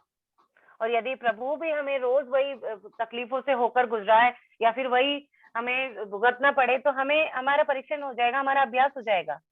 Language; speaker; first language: Hindi; native; Hindi